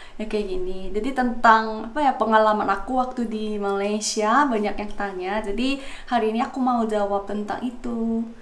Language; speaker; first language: Indonesian; non-native, fluent; Korean